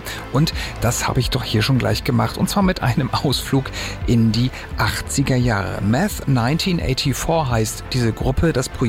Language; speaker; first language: German; native; German